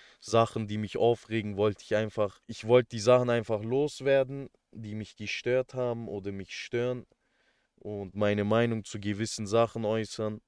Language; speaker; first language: German; early bilingual, other home language; Turkish